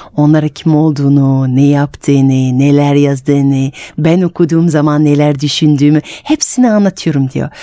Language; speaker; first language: Turkish; non-native, fluent; French